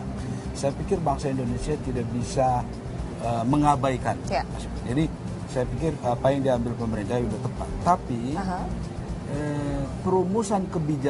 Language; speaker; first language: Indonesian; native; Indonesian